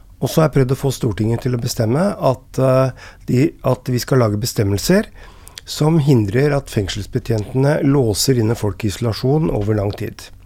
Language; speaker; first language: Norwegian; native; Norwegian